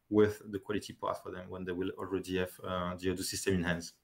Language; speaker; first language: English; non-native, fluent; French